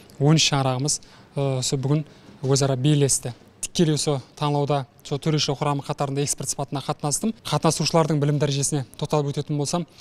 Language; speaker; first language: Uzbek; non-native, local second language; Kara-Kalpak